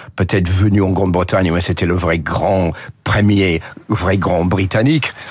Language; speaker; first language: French; non-native, fluent; English